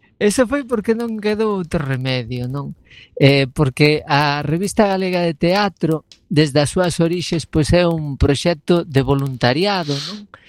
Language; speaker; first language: Galician; native; Galician